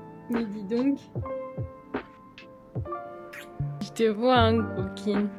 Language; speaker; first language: French; native; French